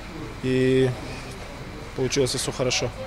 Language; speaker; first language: Russian; non-native, learner; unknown